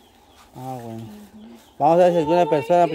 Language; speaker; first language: Spanish; native; Spanish